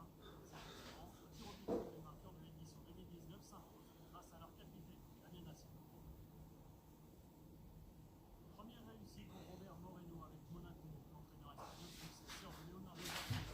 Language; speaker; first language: French; native; French